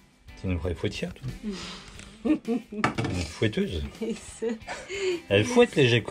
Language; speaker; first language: French; native; French